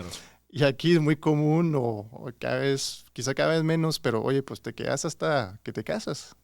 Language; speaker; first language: Spanish; non-native, fluent; French